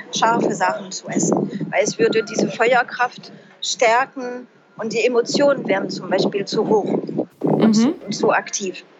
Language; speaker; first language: German; non-native, fluent; French